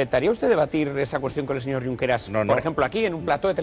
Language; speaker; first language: Spanish; native; Spanish